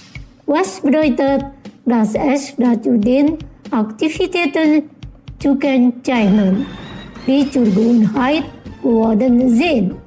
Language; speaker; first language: German; non-native, fluent; Indonesian